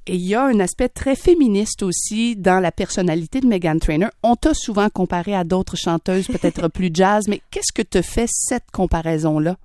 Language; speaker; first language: French; native; French